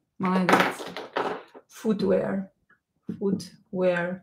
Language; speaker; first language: English; non-native, fluent; Russian